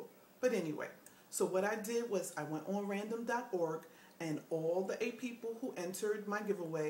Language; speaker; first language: English; native; English